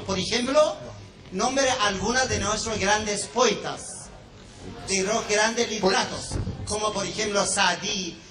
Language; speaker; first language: Spanish; non-native, fluent; Persian